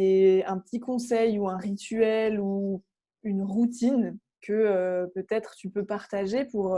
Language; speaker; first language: French; native; French